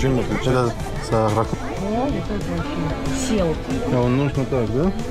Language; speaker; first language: Russian; non-native, learner; Spanish